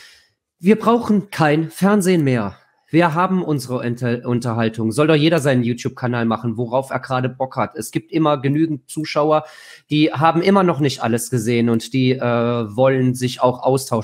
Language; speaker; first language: German; native; German